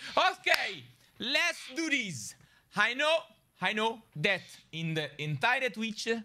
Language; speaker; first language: English; non-native, learner; Italian